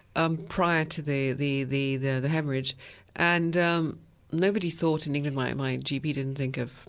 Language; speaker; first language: English; early bilingual, other home language; French